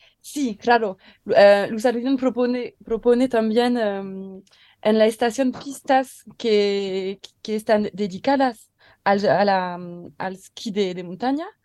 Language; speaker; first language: Spanish; non-native, learner; French